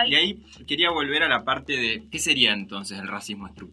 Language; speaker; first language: Spanish; native; Spanish